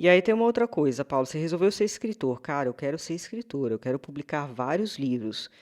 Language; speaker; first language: Portuguese; native; Portuguese